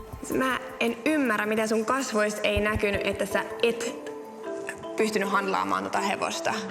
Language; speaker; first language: Finnish; native; Finnish